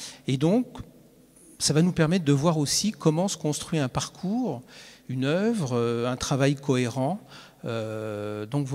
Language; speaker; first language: French; native; French